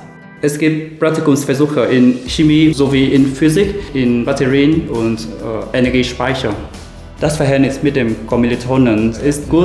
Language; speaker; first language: German; non-native, fluent; Vietnamese